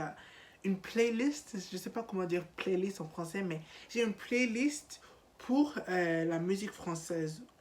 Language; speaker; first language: French; non-native, learner; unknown